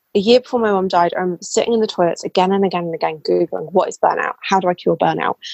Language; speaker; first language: English; native; English